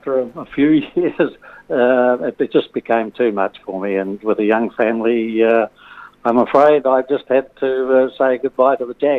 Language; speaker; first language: English; native; English